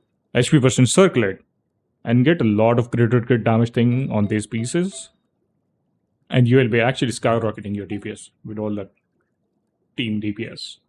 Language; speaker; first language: English; non-native, local second language; Hindi